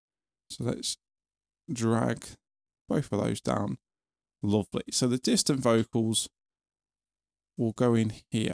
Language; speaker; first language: English; native; English